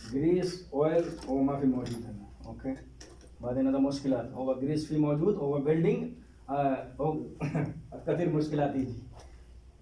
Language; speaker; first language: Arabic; non-native, learner; Hindi